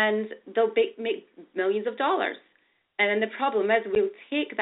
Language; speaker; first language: English; native; English